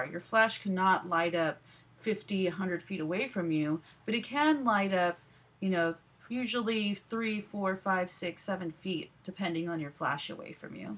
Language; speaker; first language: English; native; English